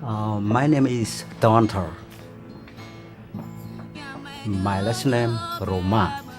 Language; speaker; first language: English; non-native, learner; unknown